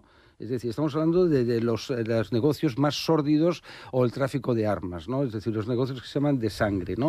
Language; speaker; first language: Spanish; native; Spanish